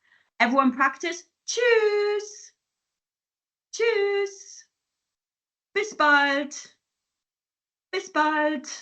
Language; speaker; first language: German; non-native, fluent; English